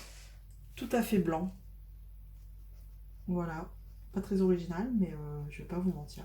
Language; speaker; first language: French; native; French